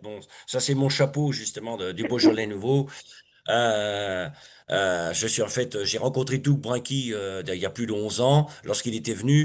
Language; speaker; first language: French; native; French